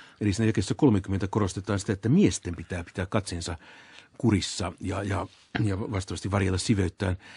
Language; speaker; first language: Finnish; native; Finnish